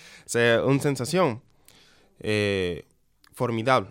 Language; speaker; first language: French; non-native, learner; Spanish